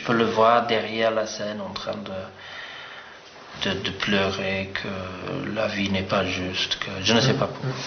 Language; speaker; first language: French; non-native, fluent; English